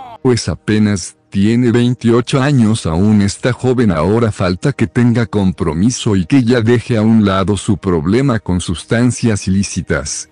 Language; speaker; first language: Spanish; native; Spanish